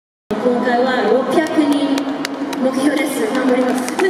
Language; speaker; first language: Japanese; non-native, fluent; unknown